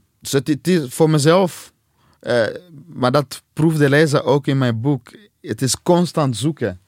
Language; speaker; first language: Dutch; non-native, fluent; Swahili